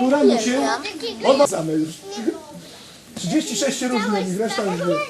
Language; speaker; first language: Polish; native; Polish